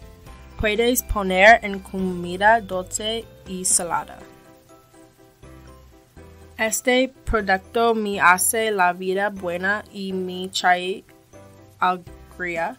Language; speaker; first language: Spanish; non-native, learner; English